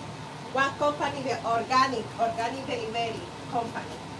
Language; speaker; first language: English; non-native, learner; Spanish